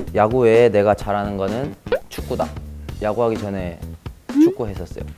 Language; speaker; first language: Korean; native; Korean